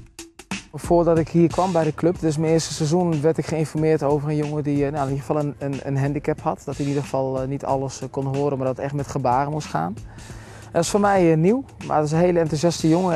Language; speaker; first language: Dutch; native; Dutch